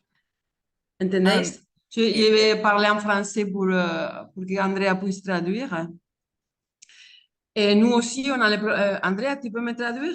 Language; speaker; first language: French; non-native, fluent; Spanish